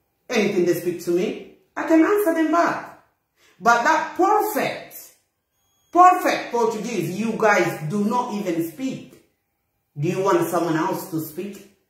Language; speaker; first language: English; non-native, fluent; Upper Guinea Crioulo